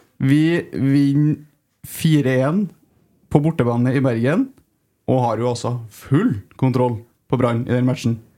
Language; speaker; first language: Norwegian; native; Norwegian